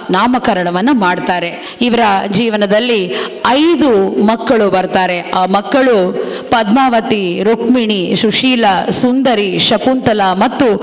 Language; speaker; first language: Kannada; non-native, local second language; Tulu